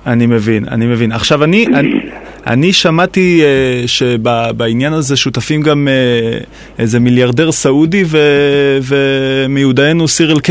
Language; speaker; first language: Hebrew; native; Hebrew